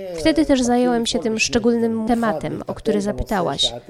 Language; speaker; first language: Polish; non-native, fluent; Arabic